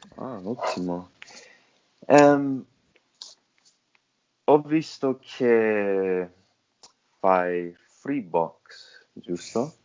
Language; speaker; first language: Italian; non-native, learner; English